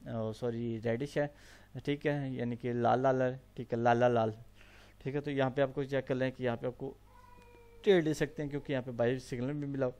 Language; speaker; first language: Urdu; non-native, local second language; Punjabi